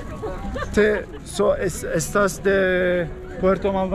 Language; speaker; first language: Spanish; non-native, learner; Turkish